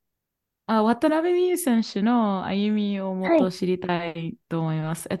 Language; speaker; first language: Japanese; non-native, fluent; English